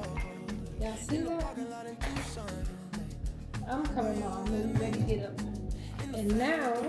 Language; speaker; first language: English; native; English